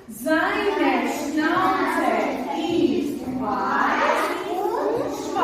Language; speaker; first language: German; non-native, learner; Armenian